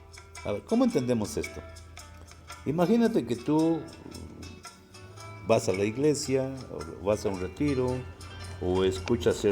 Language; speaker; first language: Spanish; native; Spanish